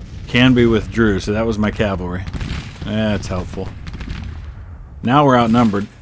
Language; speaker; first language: English; native; English